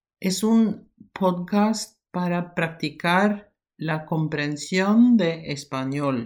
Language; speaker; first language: Spanish; non-native, fluent; Norwegian